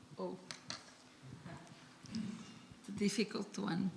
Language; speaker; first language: English; non-native, learner; Portuguese